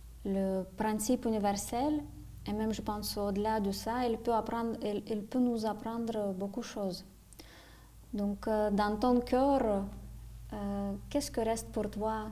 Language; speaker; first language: French; non-native, fluent; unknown